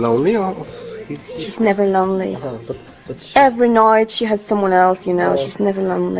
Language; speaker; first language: English; non-native, learner; Polish